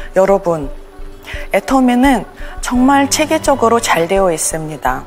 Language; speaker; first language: Korean; non-native, fluent; Russian